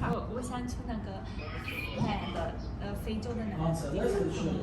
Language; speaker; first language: Chinese; non-native, learner; Armenian